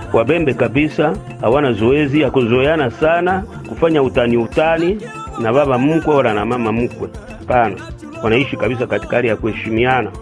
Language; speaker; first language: Swahili; non-native, local second language; Bembe